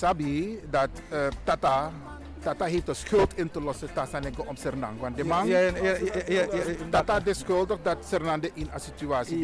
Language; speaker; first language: Dutch; native; Dutch